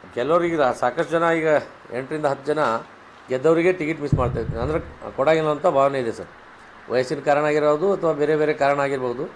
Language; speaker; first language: Kannada; non-native, local second language; Lambadi